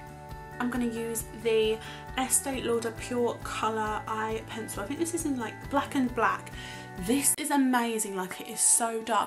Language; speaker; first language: English; native; English